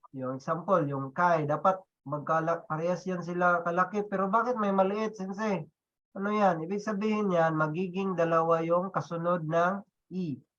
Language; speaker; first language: Filipino; non-native, local second language; Cebuano